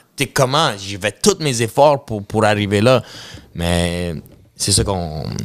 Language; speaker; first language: French; early bilingual, other home language; Russian